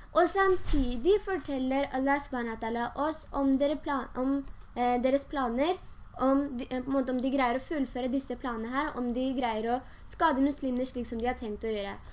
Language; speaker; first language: Norwegian; early bilingual, other home language; Urdu